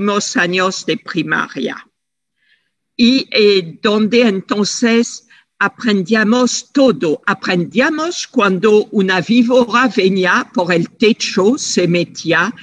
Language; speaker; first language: Spanish; non-native, fluent; French